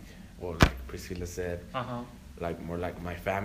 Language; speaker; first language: English; non-native, fluent; Spanish